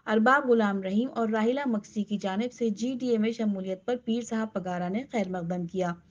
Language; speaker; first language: Urdu; non-native, local second language; Sindhi